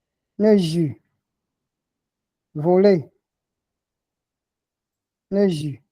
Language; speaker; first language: French; non-native, local second language; Ghomala